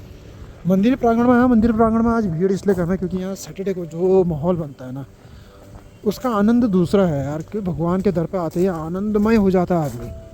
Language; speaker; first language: Hindi; native; Hindi